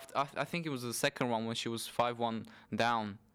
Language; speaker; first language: English; non-native, fluent; Bulgarian